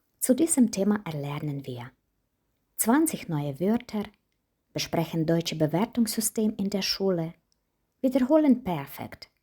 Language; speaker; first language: German; non-native, fluent; Ukrainian